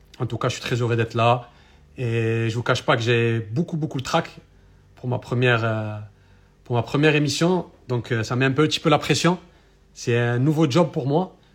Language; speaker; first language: French; native; French